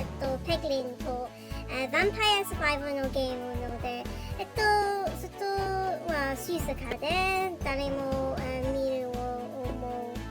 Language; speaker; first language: Japanese; non-native, learner; English